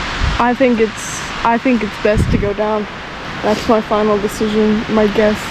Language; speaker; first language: English; native; English